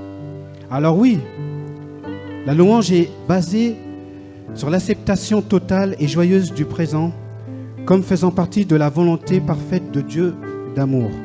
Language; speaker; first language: French; native; French